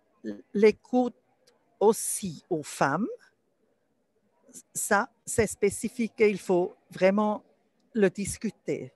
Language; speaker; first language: French; non-native, local second language; German